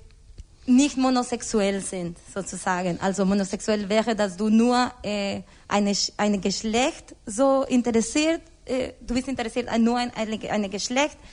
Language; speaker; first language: German; non-native, learner; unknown